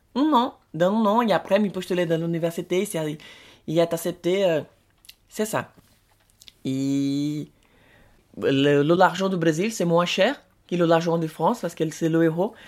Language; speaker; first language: French; non-native, learner; Portuguese